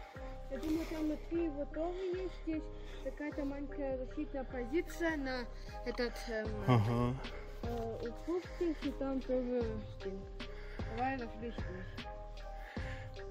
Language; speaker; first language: Russian; early bilingual, heritage; Russian